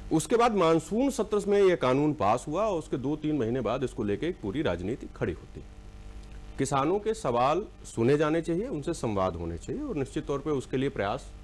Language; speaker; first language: Hindi; native; Hindi